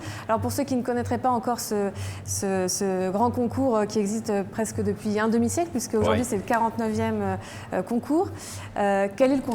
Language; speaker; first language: French; native; French